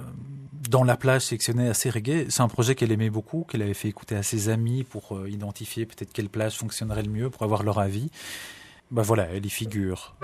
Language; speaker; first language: French; native; French